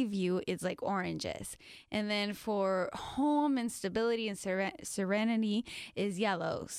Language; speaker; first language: English; non-native, fluent; Spanish